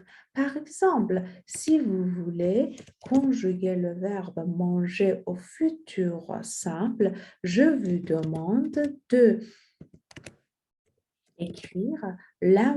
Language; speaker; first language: French; non-native, fluent; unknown